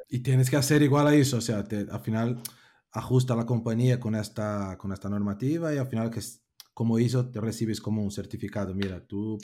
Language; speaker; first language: Spanish; non-native, fluent; Portuguese